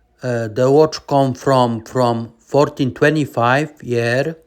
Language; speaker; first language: English; non-native, learner; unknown